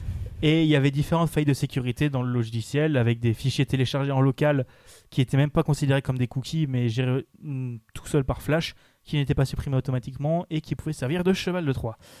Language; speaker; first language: French; native; French